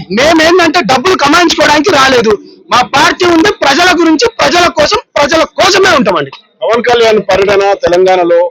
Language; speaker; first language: Telugu; native; Telugu